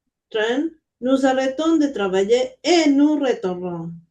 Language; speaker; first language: French; non-native, learner; Spanish